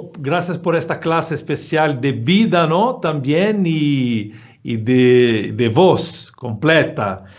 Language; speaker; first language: Spanish; non-native, fluent; Portuguese